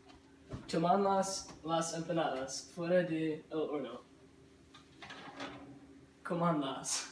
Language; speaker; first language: Spanish; non-native, learner; English